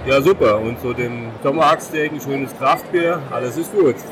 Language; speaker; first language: German; native; German